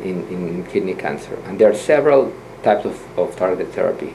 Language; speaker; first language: English; non-native, fluent; Spanish